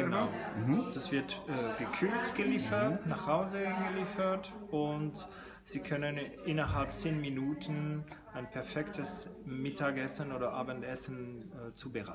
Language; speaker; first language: German; non-native, fluent; French